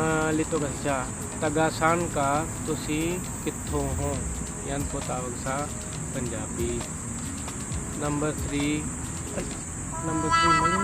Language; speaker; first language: Filipino; non-native, learner; Punjabi